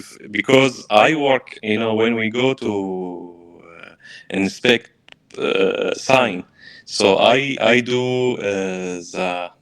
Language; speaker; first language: English; non-native, learner; Arabic